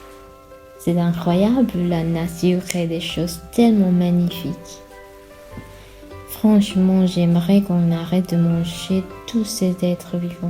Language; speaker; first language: French; non-native, fluent; Sinhala